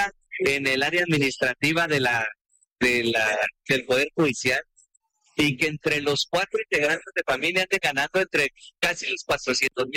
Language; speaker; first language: Spanish; native; Spanish